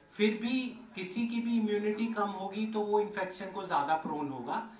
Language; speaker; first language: Hindi; non-native, local second language; Marathi